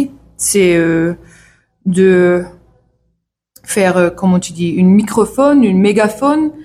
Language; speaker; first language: French; non-native, learner; English